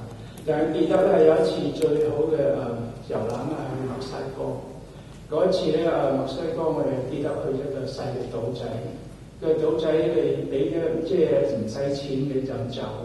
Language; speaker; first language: Cantonese; early bilingual, heritage; Cantonese